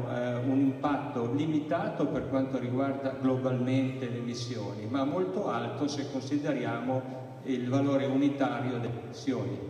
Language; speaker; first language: Italian; native; Italian